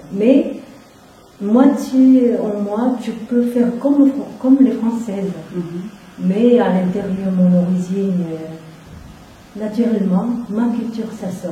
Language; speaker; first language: French; non-native, fluent; Korean